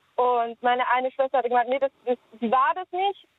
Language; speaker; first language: German; native; German